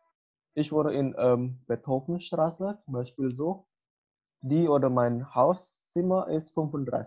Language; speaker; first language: German; non-native, fluent; Indonesian